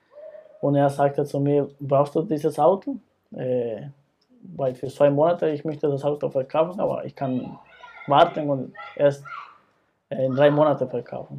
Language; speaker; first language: German; non-native, fluent; Spanish